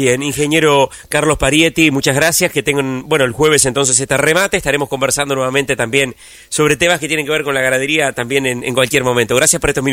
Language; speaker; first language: Spanish; native; Spanish